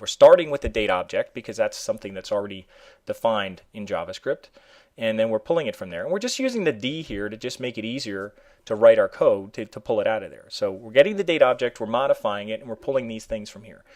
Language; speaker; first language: English; native; English